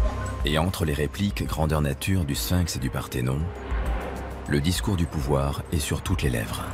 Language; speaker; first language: French; native; French